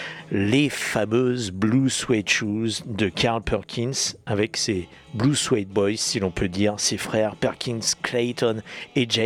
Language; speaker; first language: French; native; French